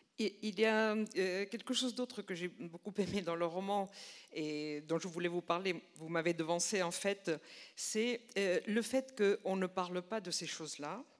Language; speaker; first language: French; non-native, fluent; Spanish